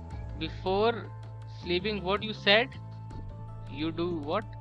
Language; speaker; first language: English; non-native, local second language; Hindi